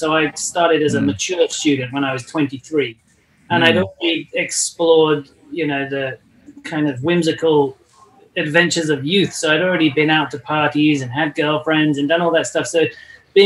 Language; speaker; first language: English; native; English